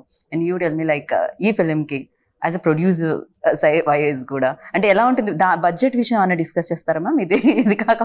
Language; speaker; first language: Telugu; native; Telugu